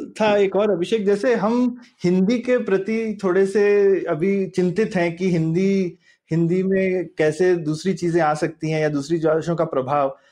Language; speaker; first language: Hindi; native; Hindi